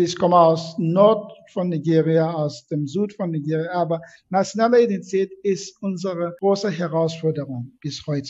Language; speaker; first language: German; non-native, fluent; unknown